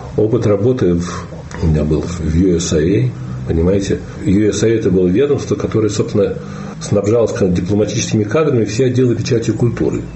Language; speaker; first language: Russian; native; Russian